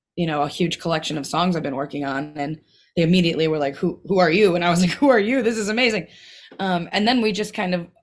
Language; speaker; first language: English; native; English